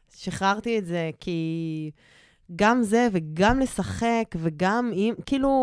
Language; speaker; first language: Hebrew; native; Hebrew